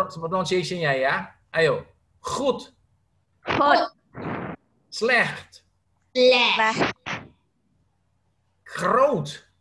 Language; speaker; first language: Dutch; non-native, fluent; Indonesian